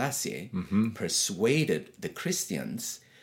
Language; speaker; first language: English; non-native, fluent; Tigrinya